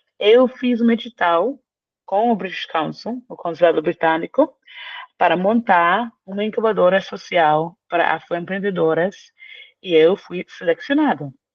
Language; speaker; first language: Portuguese; non-native, fluent; English